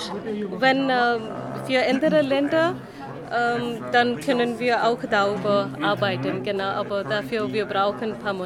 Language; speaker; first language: German; non-native, learner; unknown